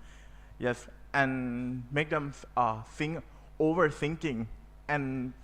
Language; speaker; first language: English; non-native, learner; Thai